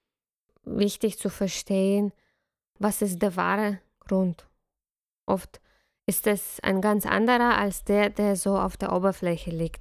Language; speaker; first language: German; non-native, fluent; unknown